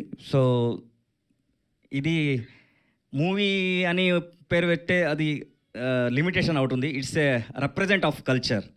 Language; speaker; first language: Telugu; non-native, learner; Kannada